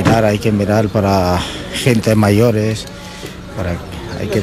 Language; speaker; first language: Spanish; non-native, learner; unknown